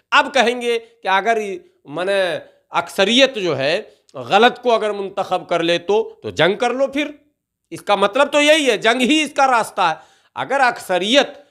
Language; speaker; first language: Hindi; native; Hindi